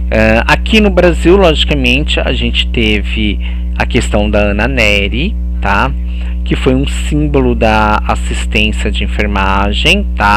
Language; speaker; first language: Portuguese; native; Portuguese